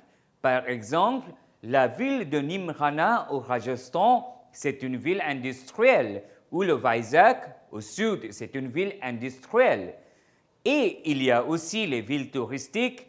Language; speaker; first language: French; non-native, fluent; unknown